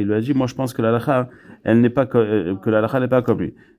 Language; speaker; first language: French; native; French